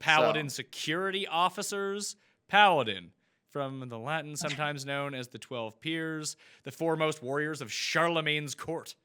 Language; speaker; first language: English; native; English